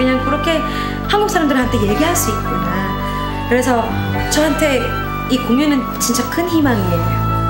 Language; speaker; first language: Korean; non-native, fluent; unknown